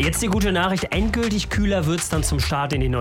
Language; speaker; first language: German; native; German